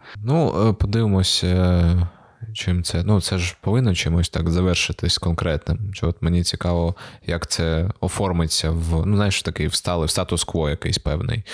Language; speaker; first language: Ukrainian; native; Ukrainian